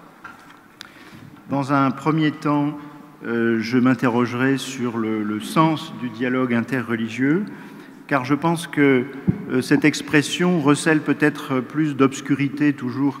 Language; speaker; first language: French; native; French